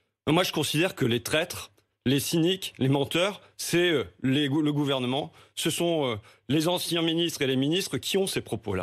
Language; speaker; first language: French; native; French